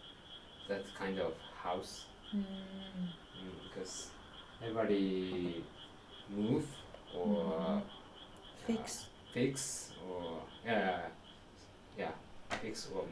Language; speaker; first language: English; non-native, learner; Japanese